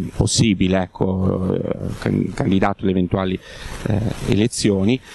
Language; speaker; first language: Italian; native; Italian